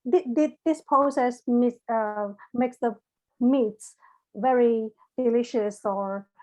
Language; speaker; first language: English; non-native, learner; Chinese